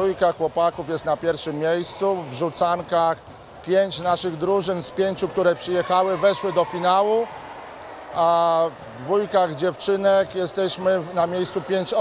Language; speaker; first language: Polish; native; Polish